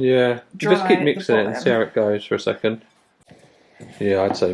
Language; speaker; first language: English; native; English